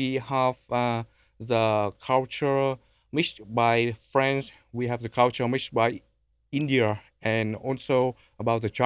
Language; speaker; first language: English; non-native, learner; Vietnamese